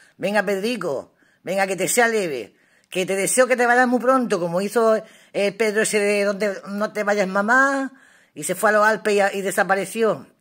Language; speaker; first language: Spanish; native; Spanish